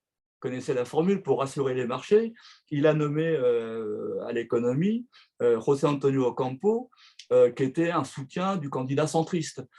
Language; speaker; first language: French; native; French